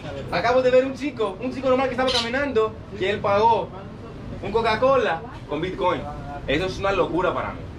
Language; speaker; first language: Spanish; non-native, fluent; Greek